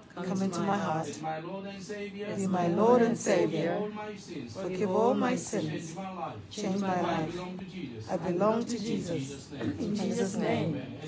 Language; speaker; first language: English; non-native, learner; Korean